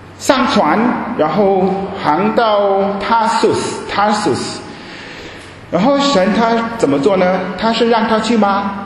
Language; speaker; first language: Chinese; non-native, fluent; German